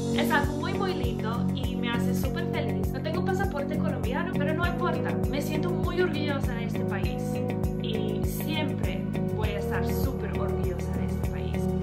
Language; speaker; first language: Spanish; non-native, fluent; English